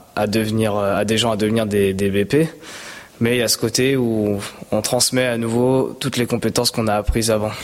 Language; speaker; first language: French; native; French